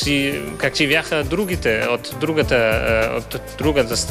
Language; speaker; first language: Bulgarian; non-native, fluent; German